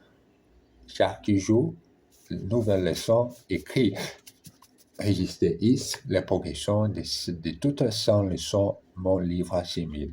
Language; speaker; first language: French; non-native, learner; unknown